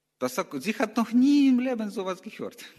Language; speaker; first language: German; non-native, learner; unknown